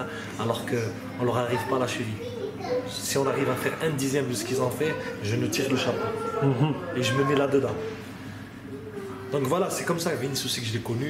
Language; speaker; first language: French; native; French